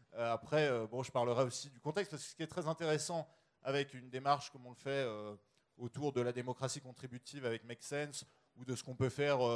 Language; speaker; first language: French; native; French